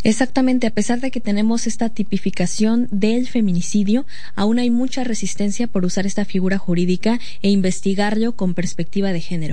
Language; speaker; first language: Spanish; native; Spanish